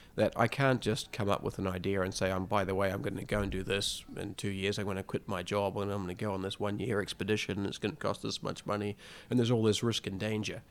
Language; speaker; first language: English; native; English